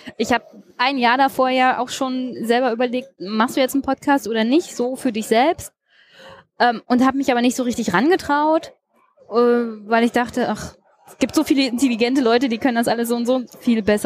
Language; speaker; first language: German; native; German